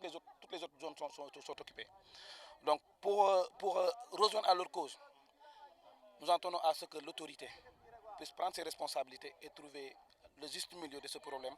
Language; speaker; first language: French; non-native, local second language; Wolof